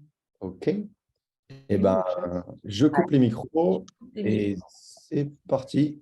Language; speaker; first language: French; native; French